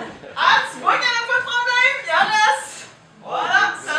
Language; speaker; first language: French; native; French